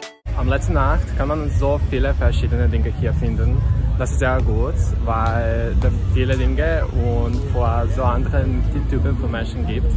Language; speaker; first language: German; non-native, learner; Serbian